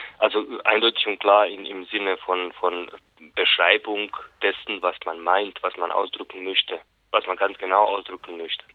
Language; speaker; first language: German; non-native, fluent; Bosnian